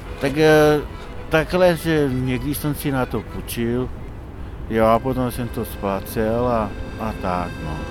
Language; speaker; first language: Czech; non-native, local second language; Slovak